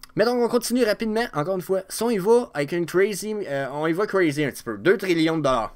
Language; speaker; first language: French; native; French